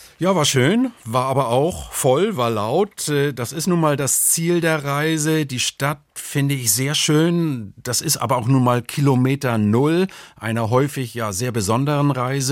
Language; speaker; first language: German; native; German